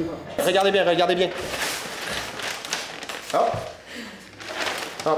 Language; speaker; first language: French; native; French